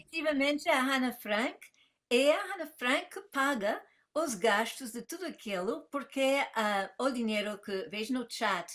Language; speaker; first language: Portuguese; non-native, fluent; English